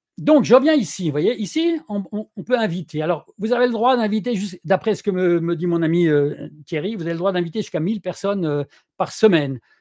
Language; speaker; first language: French; native; French